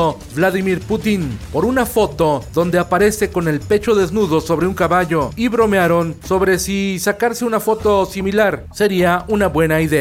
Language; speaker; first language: Spanish; native; Spanish